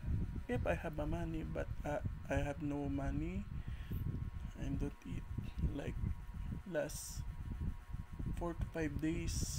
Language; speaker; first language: English; non-native, learner; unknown